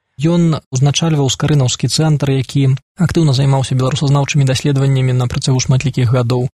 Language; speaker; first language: Belarusian; native; Belarusian